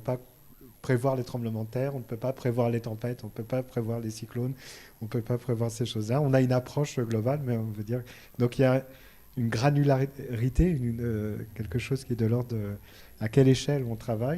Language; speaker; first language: French; native; French